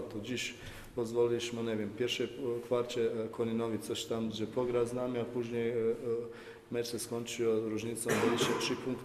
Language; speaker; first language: Polish; non-native, fluent; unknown